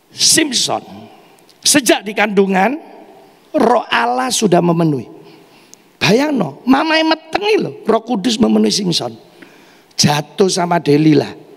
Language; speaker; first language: Indonesian; native; Indonesian